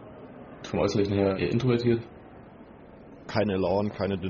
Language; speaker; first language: German; native; German